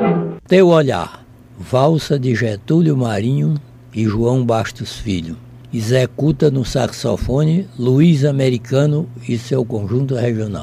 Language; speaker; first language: Portuguese; native; Portuguese